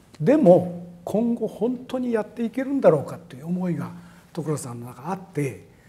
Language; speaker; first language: Japanese; native; Japanese